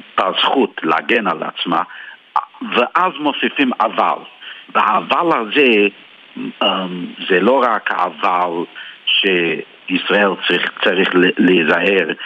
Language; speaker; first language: Hebrew; non-native, fluent; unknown